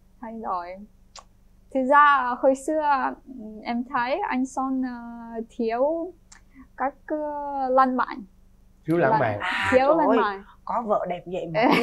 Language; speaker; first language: Vietnamese; non-native, fluent; Ukrainian